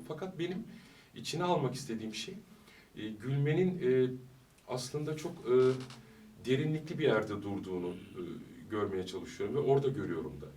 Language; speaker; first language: Turkish; early bilingual, heritage; Turkish